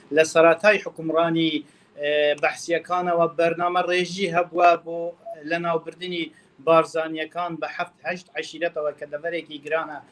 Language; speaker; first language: Central Kurdish; non-native, local second language; Kurdish